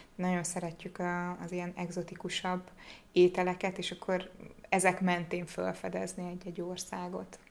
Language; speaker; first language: Hungarian; native; Hungarian